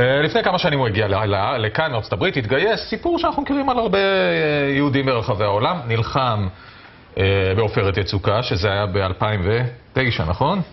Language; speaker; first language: Hebrew; native; Hebrew